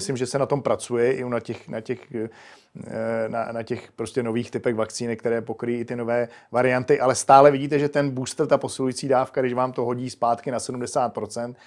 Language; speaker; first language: Czech; native; Czech